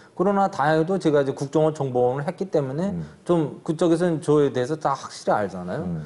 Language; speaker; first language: Korean; native; Korean